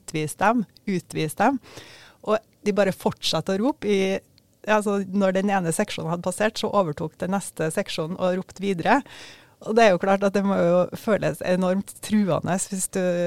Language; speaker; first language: Norwegian; native; Norwegian